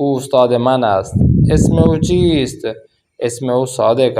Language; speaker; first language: Persian; non-native, fluent; Urdu